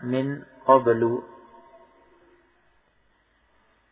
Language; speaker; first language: Arabic; non-native, fluent; Indonesian